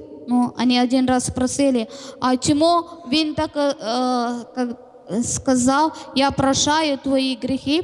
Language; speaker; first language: Ukrainian; non-native, learner; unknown